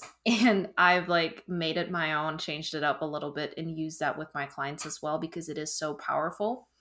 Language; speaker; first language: English; non-native, fluent; German